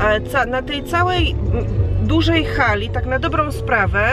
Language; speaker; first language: Polish; native; Polish